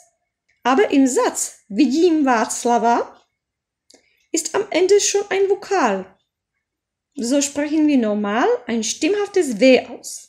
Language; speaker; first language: German; non-native, fluent; Czech